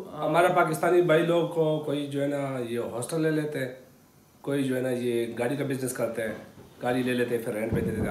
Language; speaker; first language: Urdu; non-native, local second language; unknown